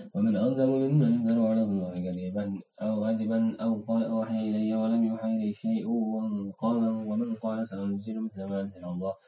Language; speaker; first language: Arabic; non-native, learner; Indonesian